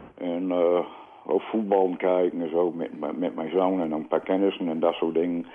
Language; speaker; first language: Dutch; early bilingual, other home language; English